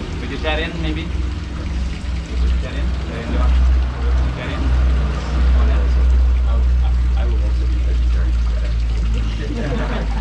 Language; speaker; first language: English; non-native, learner; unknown